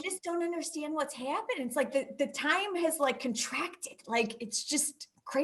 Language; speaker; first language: English; native; English